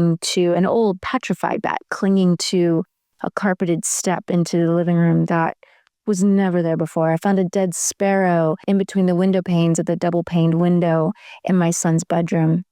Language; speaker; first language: English; native; English